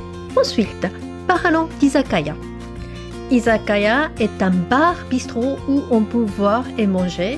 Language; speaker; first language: French; non-native, fluent; Japanese